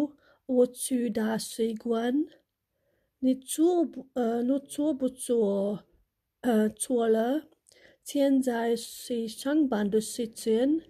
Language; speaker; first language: Chinese; non-native, learner; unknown